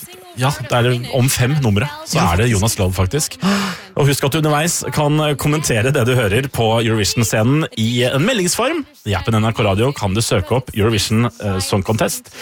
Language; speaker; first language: Norwegian; native; Norwegian